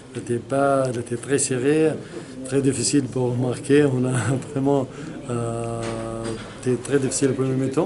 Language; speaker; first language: French; non-native, fluent; Arabic